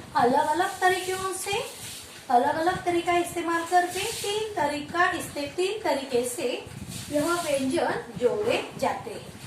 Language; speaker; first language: Hindi; non-native, local second language; Marathi